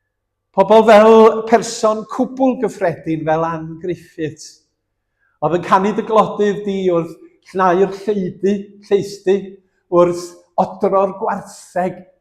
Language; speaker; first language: Welsh; native; Welsh